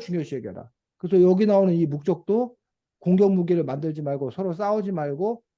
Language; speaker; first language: Korean; native; Korean